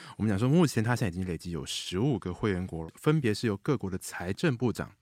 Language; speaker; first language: Chinese; native; Chinese